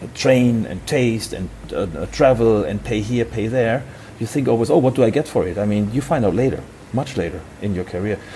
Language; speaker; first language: English; non-native, fluent; German